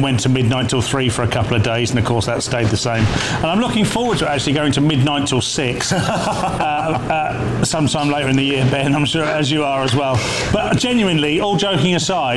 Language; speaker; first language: English; native; English